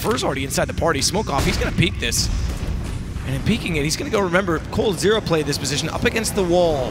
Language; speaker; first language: English; native; English